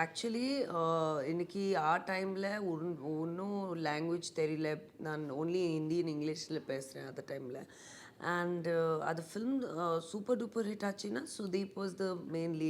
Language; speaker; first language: Tamil; non-native, learner; Hindi